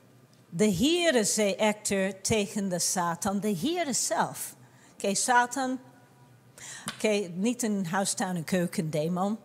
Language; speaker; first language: Dutch; non-native, fluent; English